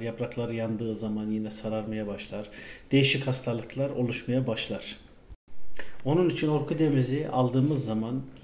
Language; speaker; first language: Turkish; native; Turkish